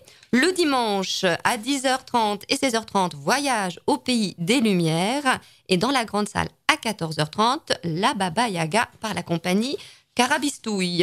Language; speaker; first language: French; native; French